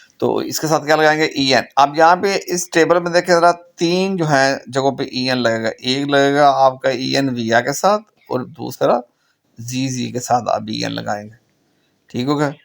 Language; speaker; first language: Urdu; non-native, local second language; Punjabi